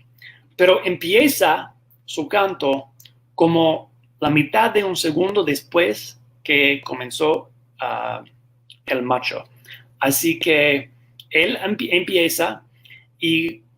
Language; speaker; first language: Spanish; non-native, fluent; English